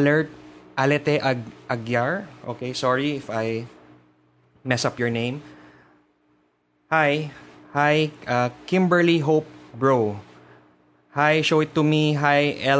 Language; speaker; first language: English; non-native, local second language; Filipino